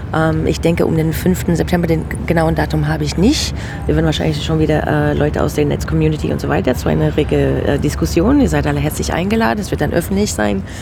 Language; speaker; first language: German; non-native, fluent; English